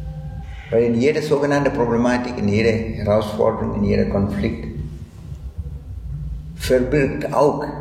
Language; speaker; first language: German; non-native, fluent; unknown